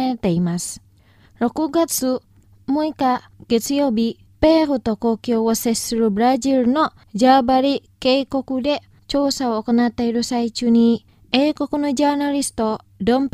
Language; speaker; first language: Japanese; non-native, fluent; Indonesian